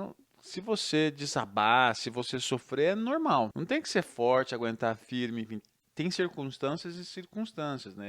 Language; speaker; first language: Portuguese; native; Portuguese